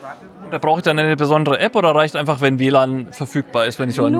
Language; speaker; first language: German; native; German